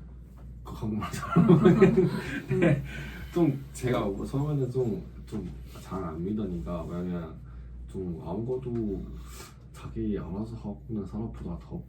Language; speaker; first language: Korean; non-native, learner; Chinese